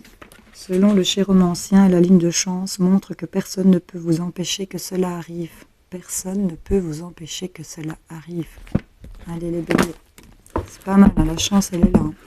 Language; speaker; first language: French; native; French